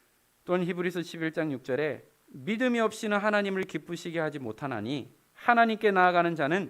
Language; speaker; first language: Korean; native; Korean